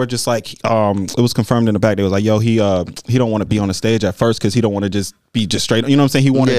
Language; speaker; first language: English; native; English